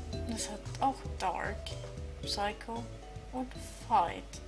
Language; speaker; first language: German; native; German